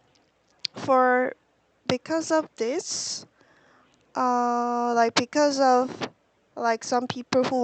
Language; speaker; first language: English; non-native, learner; Korean